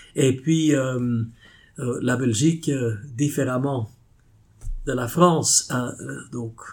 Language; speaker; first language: French; non-native, fluent; Dutch